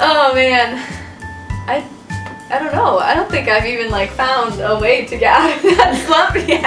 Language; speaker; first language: English; native; English